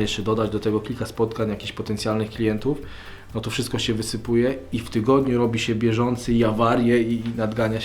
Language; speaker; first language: Polish; native; Polish